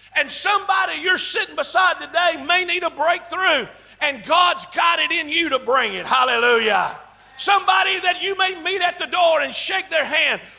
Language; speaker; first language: English; native; English